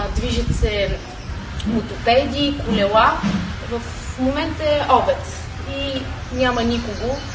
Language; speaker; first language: Bulgarian; native; Bulgarian